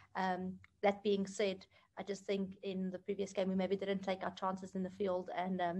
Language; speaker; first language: English; non-native, local second language; Afrikaans